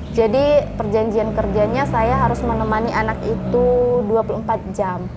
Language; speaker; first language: Indonesian; non-native, local second language; Minangkabau